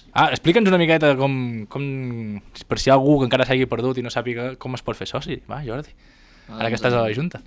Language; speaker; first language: Catalan; native; Catalan